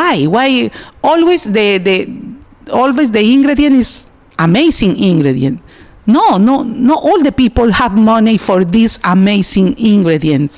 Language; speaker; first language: English; non-native, learner; Spanish